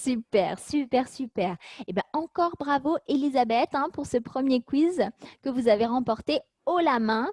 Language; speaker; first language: French; native; French